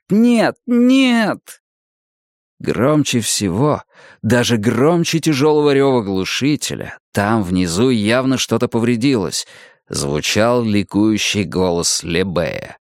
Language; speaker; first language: Russian; native; Russian